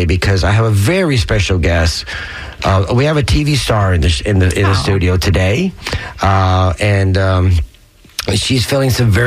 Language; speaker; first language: English; native; English